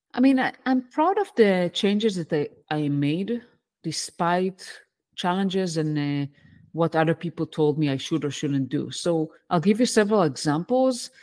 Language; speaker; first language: English; non-native, fluent; Hebrew